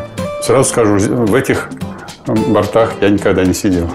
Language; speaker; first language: Russian; native; Russian